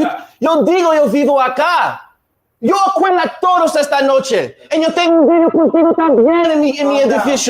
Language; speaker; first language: Spanish; non-native, learner; English